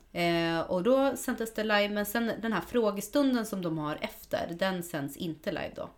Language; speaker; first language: Swedish; native; Swedish